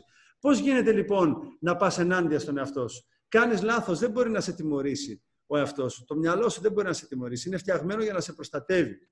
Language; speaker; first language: Greek; native; Greek